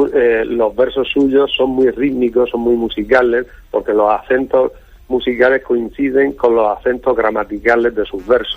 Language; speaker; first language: Spanish; native; Spanish